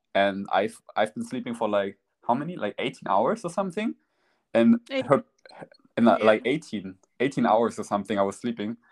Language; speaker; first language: English; non-native, fluent; German